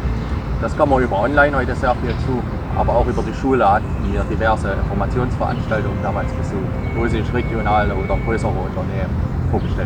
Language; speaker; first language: German; native; German